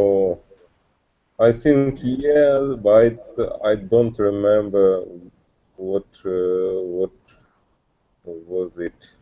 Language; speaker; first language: English; non-native, learner; Russian